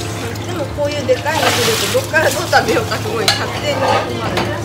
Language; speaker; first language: Japanese; native; Japanese